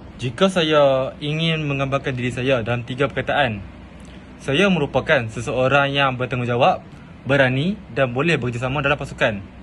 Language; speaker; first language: Malay; native; Malay